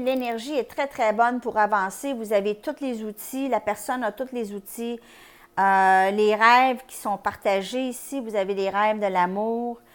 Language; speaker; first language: French; native; French